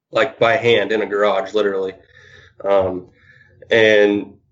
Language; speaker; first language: English; native; English